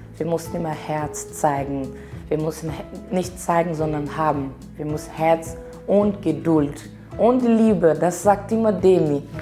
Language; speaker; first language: German; non-native, learner; Portuguese